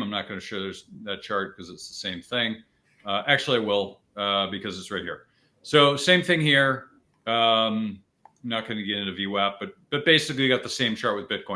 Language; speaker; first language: English; native; English